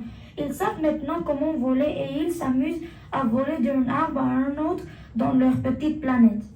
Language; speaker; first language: French; non-native, learner; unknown